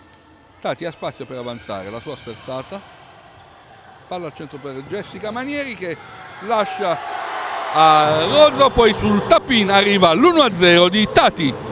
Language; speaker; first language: Italian; native; Italian